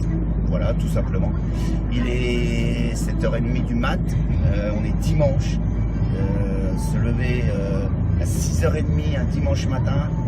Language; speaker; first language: French; native; French